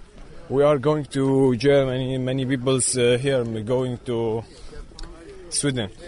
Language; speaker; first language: English; non-native, learner; Arabic